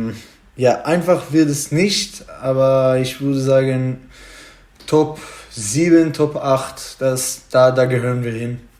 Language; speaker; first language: German; non-native, fluent; Hebrew